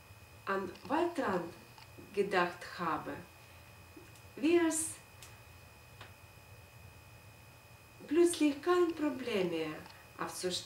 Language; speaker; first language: German; non-native, learner; Russian